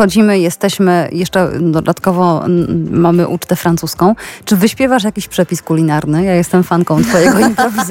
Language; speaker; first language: Polish; native; Polish